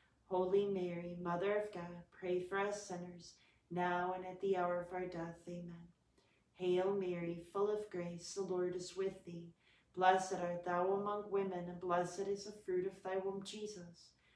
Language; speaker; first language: English; native; English